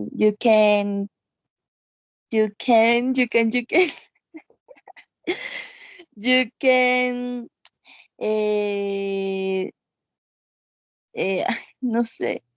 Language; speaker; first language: English; non-native, learner; Spanish